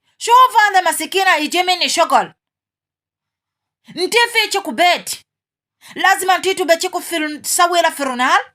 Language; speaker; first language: Arabic; non-native, learner; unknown